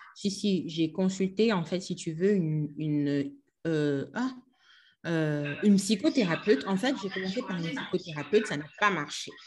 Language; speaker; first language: French; non-native, local second language; Lingala